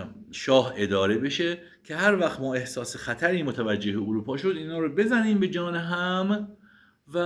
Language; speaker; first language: Persian; native; Persian